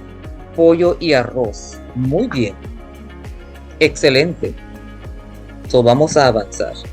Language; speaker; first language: Spanish; non-native, fluent; English